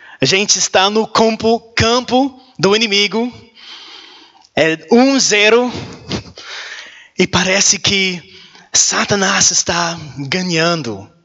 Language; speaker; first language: Portuguese; non-native, learner; English